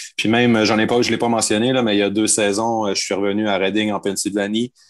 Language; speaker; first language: French; native; French